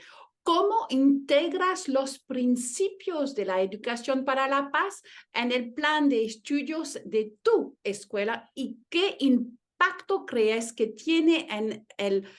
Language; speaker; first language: Spanish; non-native, learner; French